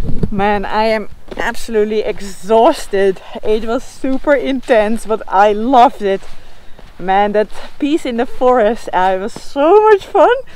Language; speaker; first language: English; non-native, fluent; Dutch